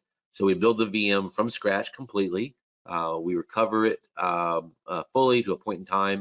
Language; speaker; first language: English; native; English